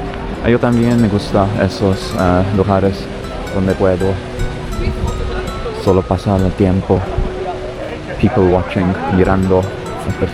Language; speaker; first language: Spanish; non-native, learner; English